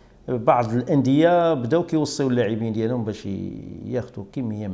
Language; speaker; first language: Arabic; native; Arabic